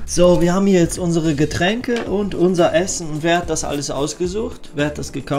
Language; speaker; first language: German; native; German